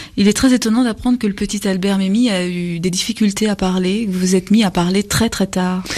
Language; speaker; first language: French; non-native, local second language; Mossi